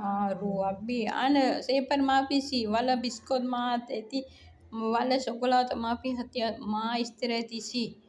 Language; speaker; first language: Arabic; non-native, learner; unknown